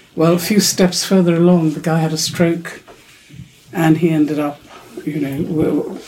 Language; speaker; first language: English; non-native, local second language; Urdu